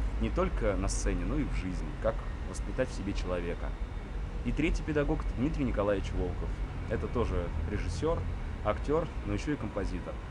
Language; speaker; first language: Russian; native; Russian